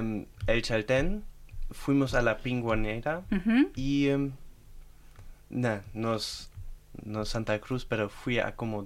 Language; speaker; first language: Spanish; non-native, learner; German